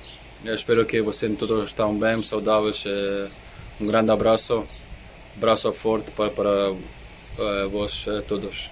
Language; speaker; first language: Portuguese; non-native, learner; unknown